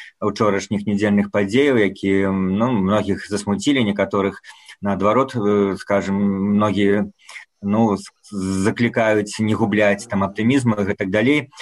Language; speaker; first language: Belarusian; non-native, local second language; Russian